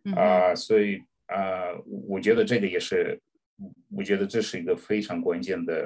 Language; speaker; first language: Chinese; non-native, fluent; Russian